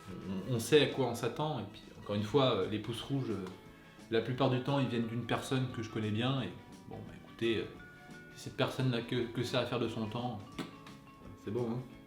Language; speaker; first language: French; native; French